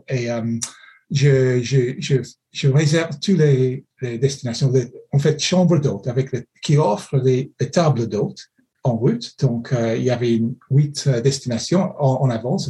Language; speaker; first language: French; non-native, fluent; English